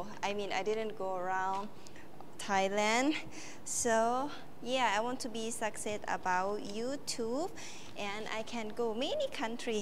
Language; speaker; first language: English; non-native, learner; Thai